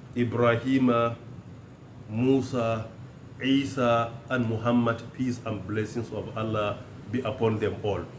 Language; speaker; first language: English; non-native, local second language; Hausa